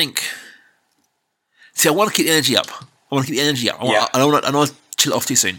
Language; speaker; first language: English; native; English